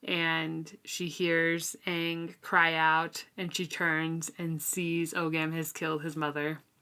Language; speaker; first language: English; native; English